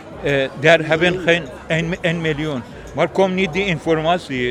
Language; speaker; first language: Dutch; non-native, learner; Persian